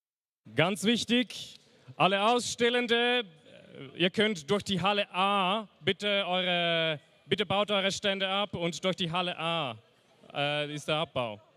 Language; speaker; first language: German; native; German